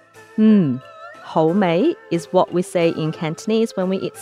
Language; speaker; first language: English; non-native, local second language; Cantonese